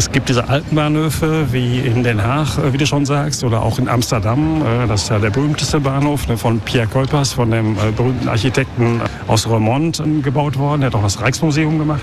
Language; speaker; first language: German; native; German